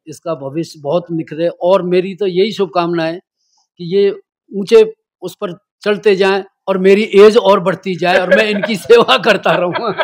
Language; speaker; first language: Hindi; native; Hindi